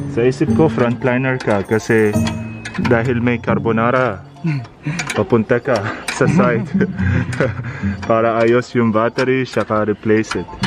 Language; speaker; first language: Filipino; non-native, learner; Arabic